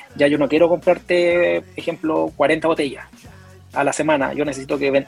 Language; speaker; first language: Spanish; native; Spanish